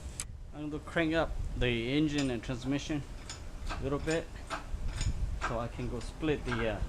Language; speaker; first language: English; non-native, fluent; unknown